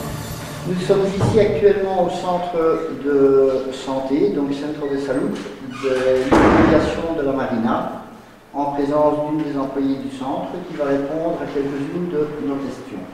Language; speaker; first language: French; native; French